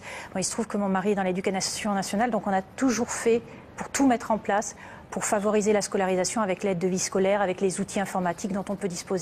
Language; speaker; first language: French; native; French